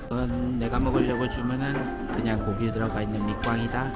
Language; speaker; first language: Korean; native; Korean